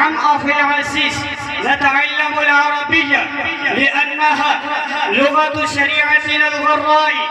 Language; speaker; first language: Arabic; non-native, learner; Urdu